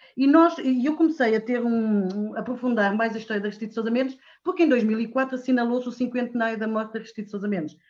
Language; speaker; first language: Portuguese; native; Portuguese